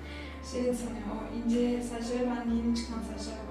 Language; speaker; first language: Turkish; native; Turkish